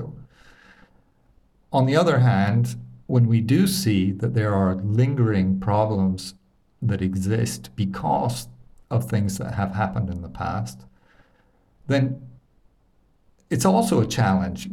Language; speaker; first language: English; native; English